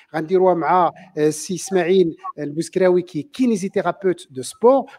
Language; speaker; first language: French; non-native, local second language; Arabic